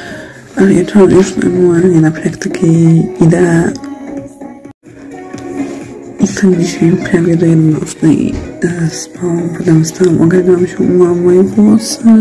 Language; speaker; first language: Polish; native; Polish